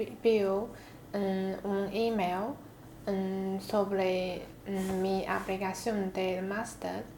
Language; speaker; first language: Spanish; non-native, learner; Chinese